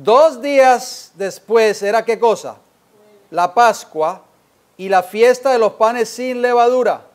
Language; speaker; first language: Spanish; native; Spanish